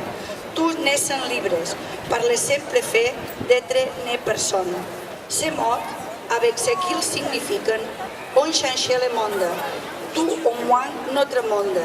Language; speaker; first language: French; non-native, learner; Spanish